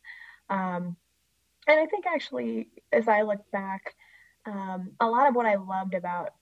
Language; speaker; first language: English; native; English